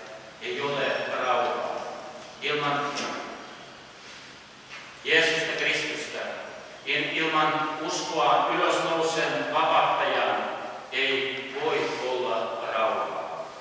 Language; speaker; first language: Finnish; early bilingual, heritage; Finnish